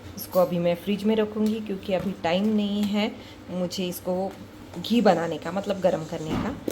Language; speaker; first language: Hindi; non-native, local second language; Marathi